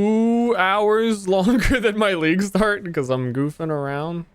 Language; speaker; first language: English; native; English